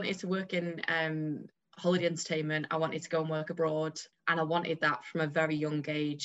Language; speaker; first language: English; native; English